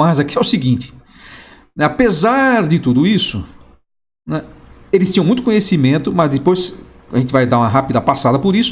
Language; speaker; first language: Portuguese; native; Portuguese